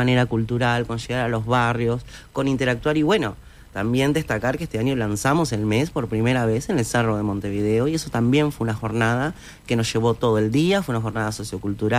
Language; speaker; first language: Spanish; native; Spanish